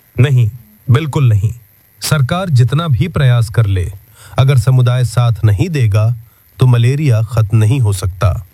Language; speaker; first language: Hindi; native; Hindi